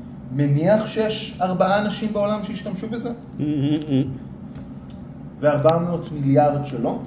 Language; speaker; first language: Hebrew; native; Hebrew